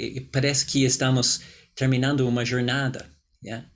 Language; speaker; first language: Portuguese; non-native, fluent; English